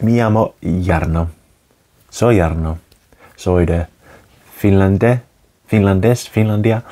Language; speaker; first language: Spanish; non-native, learner; Finnish